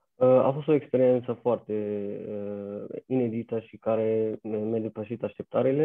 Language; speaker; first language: Romanian; non-native, fluent; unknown